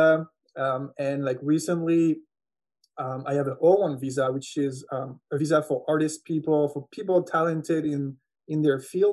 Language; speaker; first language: English; non-native, fluent; French